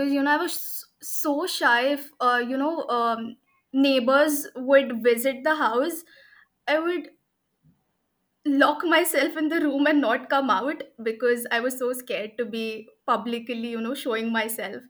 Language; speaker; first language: English; non-native, local second language; Hindi